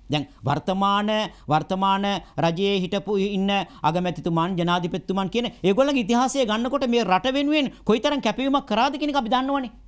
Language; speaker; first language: Sinhala; non-native, local second language; Tamil